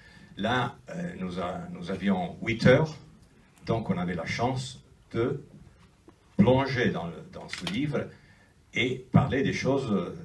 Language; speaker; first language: French; non-native, fluent; Italian